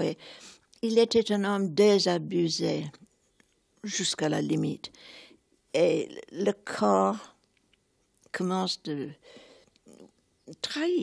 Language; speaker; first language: French; non-native, fluent; English